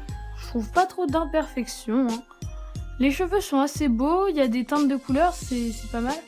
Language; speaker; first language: French; native; French